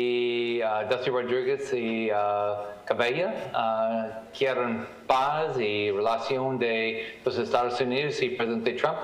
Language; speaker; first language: Spanish; non-native, learner; English